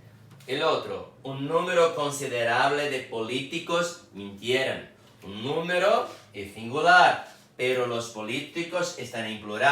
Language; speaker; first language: Spanish; non-native, fluent; Portuguese